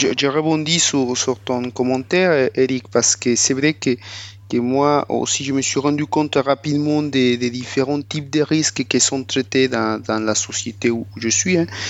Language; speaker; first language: French; non-native, fluent; Spanish